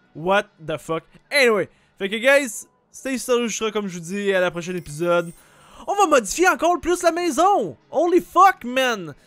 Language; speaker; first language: French; native; French